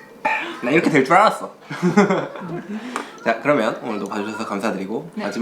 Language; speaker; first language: Korean; native; Korean